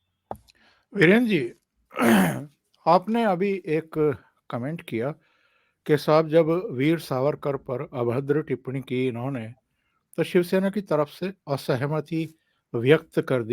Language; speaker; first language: Hindi; native; Hindi